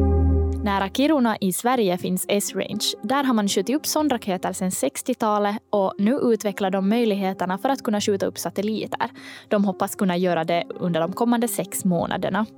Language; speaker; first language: Swedish; native; Swedish